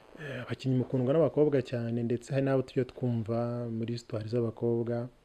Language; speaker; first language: Kinyarwanda; native; Kinyarwanda